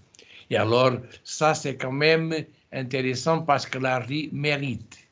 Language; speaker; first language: French; non-native, fluent; Portuguese